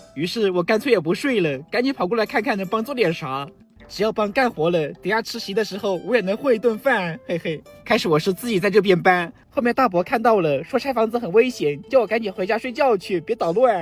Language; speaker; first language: Chinese; native; Chinese